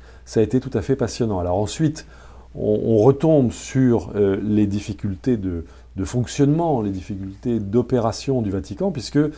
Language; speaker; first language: French; native; French